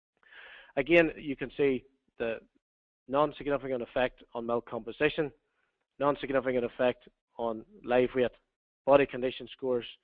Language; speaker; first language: English; native; English